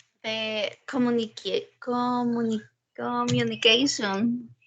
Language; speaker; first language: English; non-native, learner; Spanish